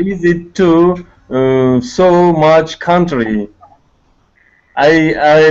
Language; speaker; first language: English; non-native, learner; Tatar